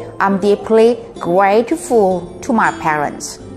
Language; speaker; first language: English; non-native, fluent; Korean